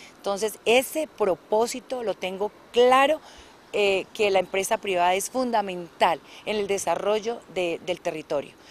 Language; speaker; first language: Spanish; native; Spanish